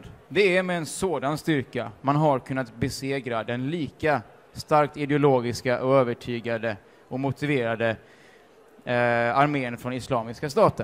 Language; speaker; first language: Swedish; native; Swedish